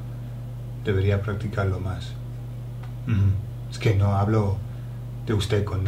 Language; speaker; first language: Spanish; non-native, fluent; English